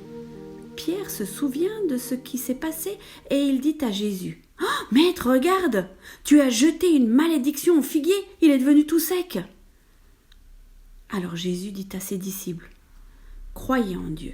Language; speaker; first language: French; native; French